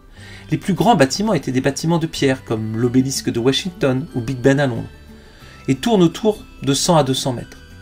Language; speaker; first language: French; native; French